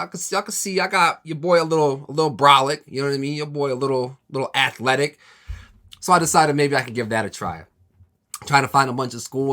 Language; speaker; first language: English; native; English